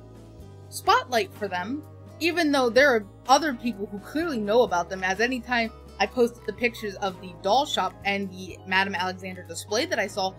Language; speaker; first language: English; native; English